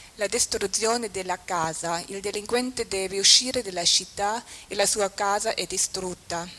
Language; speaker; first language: Italian; non-native, fluent; German